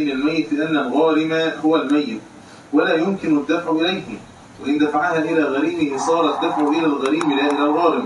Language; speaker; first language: Arabic; native; Arabic